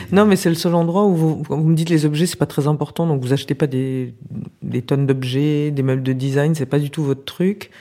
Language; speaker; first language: French; native; French